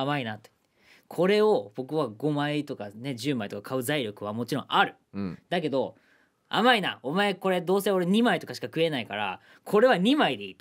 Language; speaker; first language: Japanese; native; Japanese